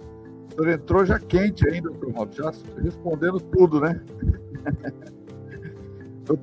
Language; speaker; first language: Portuguese; native; Portuguese